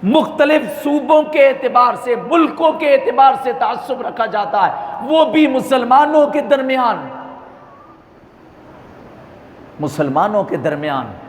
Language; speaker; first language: Urdu; native; Urdu